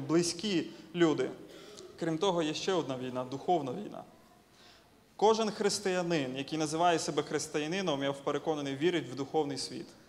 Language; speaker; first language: Ukrainian; native; Ukrainian